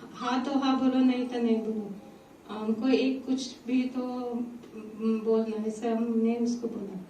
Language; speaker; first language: Hindi; non-native, local second language; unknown